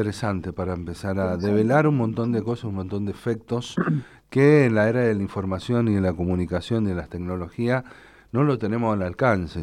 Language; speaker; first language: Spanish; native; Spanish